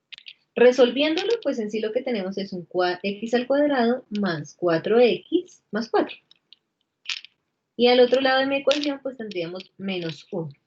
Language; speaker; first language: Spanish; native; Spanish